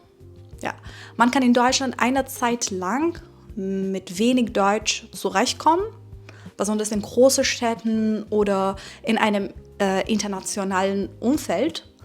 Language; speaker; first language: German; non-native, fluent; Persian